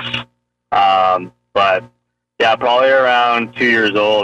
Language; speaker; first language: English; native; English